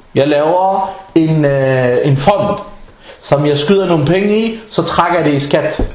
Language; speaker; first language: Danish; non-native, fluent; Arabic